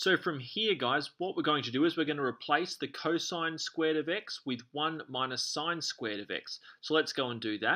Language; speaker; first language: English; native; English